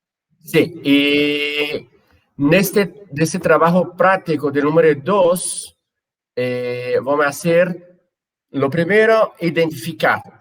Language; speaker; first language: Spanish; non-native, fluent; Portuguese